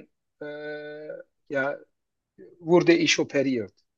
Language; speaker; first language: German; non-native, learner; Turkish